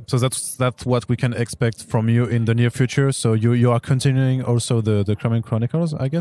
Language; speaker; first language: English; non-native, fluent; French